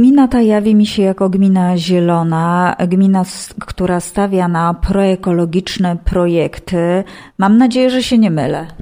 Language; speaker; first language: Polish; native; Polish